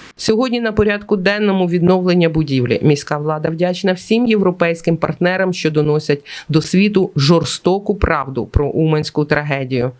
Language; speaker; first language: Ukrainian; native; Ukrainian